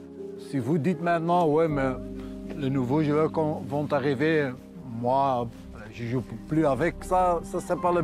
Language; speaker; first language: French; non-native, local second language; Dutch